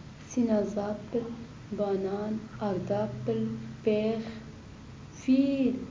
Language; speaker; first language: Dutch; non-native, learner; Arabic